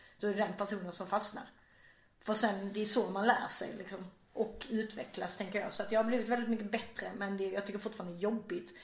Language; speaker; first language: Swedish; native; Swedish